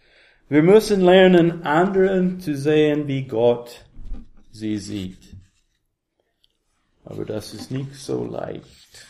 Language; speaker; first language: German; non-native, learner; English